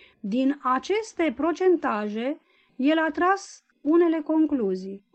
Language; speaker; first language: Romanian; native; Romanian